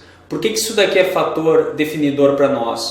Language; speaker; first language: Portuguese; native; Portuguese